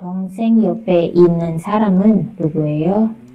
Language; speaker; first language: Korean; non-native, learner; Indonesian